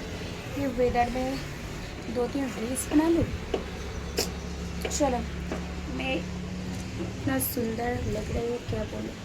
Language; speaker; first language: Hindi; non-native, local second language; Bangla